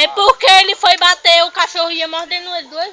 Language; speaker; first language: Portuguese; native; Portuguese